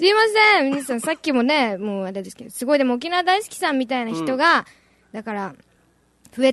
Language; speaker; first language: Japanese; native; Japanese